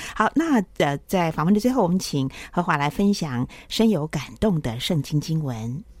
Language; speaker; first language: Chinese; native; Chinese